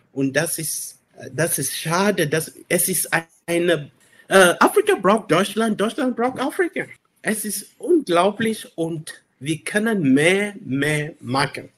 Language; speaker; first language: German; non-native, learner; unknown